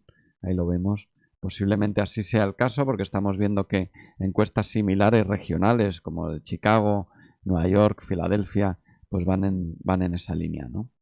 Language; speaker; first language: Spanish; native; Spanish